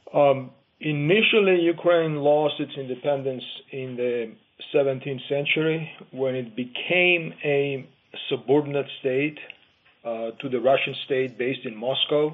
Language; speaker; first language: English; non-native, fluent; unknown